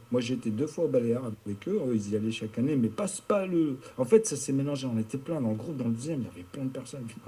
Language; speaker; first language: French; native; French